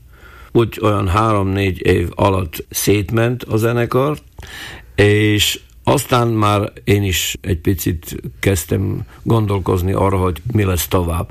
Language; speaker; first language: Hungarian; non-native, local second language; Slovak